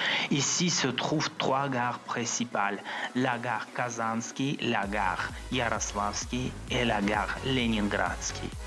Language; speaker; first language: French; non-native, fluent; Russian